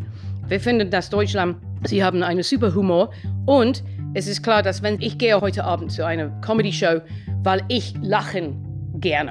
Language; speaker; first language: German; non-native, fluent; English